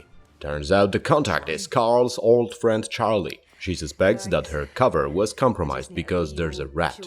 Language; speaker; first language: English; non-native, fluent; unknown